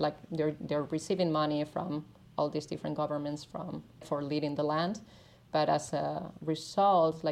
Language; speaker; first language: English; non-native, fluent; Spanish